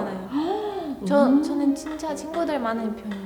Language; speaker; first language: Korean; non-native, fluent; Russian